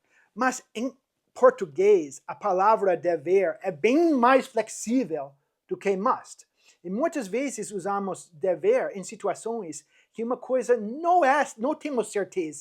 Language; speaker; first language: Portuguese; non-native, fluent; English